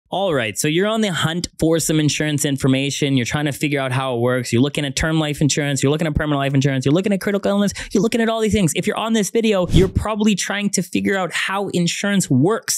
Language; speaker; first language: English; native; English